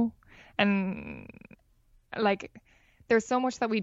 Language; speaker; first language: English; native; English